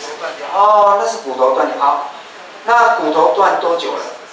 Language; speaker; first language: Chinese; native; Chinese